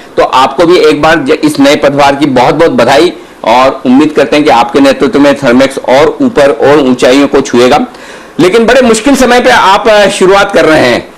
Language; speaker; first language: Hindi; native; Hindi